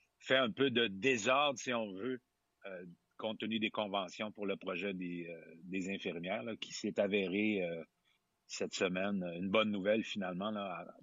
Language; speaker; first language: French; native; French